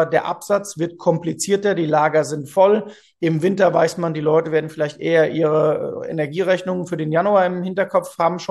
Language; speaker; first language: German; native; German